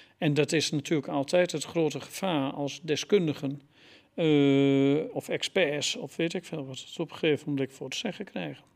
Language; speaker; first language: Dutch; native; Dutch